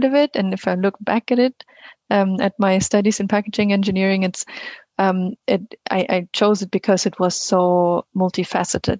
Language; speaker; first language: English; non-native, fluent; German